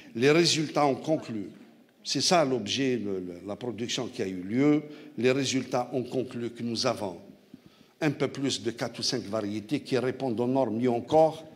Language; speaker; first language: French; non-native, local second language; Arabic